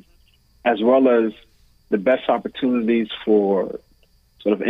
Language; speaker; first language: English; native; English